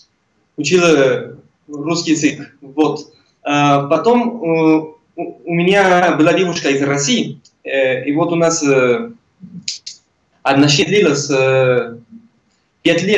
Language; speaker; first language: Russian; non-native, fluent; Spanish